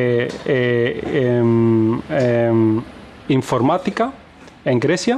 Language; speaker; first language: Spanish; non-native, fluent; Greek